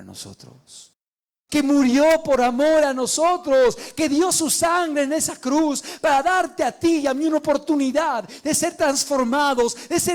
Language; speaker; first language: Spanish; native; Spanish